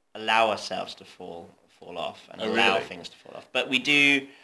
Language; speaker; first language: English; native; English